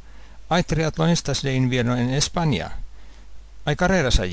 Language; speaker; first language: Spanish; non-native, fluent; Finnish